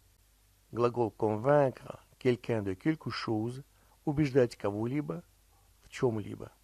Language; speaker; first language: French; non-native, fluent; Russian